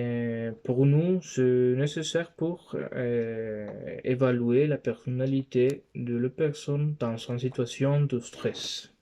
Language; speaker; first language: French; non-native, learner; Spanish